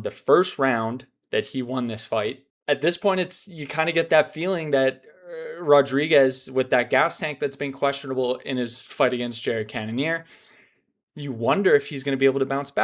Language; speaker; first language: English; native; English